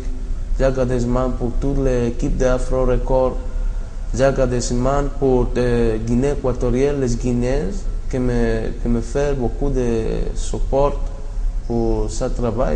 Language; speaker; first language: French; non-native, learner; Spanish